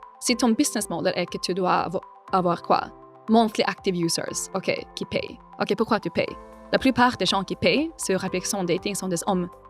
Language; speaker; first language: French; non-native, fluent; Swedish